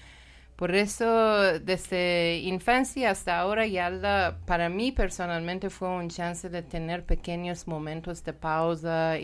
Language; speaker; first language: Spanish; non-native, fluent; Persian